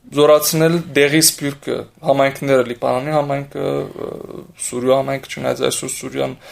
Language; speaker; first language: Armenian; early bilingual, heritage; Armenian